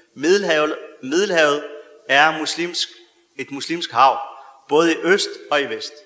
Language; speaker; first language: Danish; early bilingual, other home language; Arabic